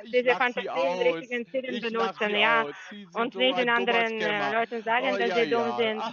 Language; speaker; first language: German; non-native, learner; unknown